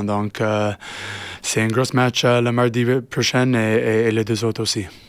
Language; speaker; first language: French; non-native, learner; English